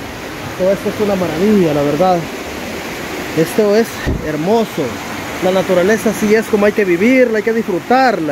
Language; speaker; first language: Spanish; native; Spanish